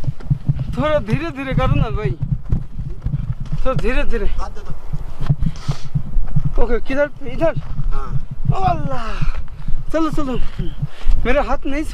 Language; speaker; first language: Hindi; non-native, learner; Bangla